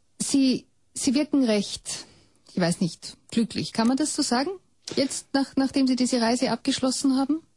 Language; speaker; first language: German; native; German